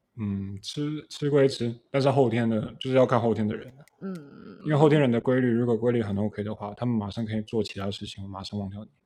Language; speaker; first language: Chinese; early bilingual, heritage; Chinese